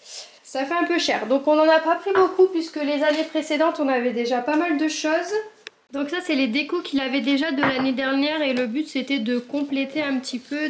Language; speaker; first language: French; native; French